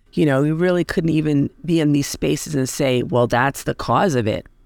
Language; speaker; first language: English; native; English